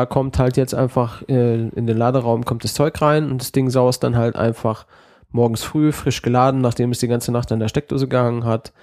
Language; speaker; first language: German; native; German